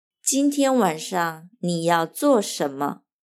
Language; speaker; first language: Chinese; non-native, fluent; Portuguese